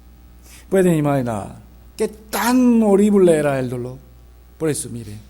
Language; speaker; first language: Spanish; non-native, fluent; Korean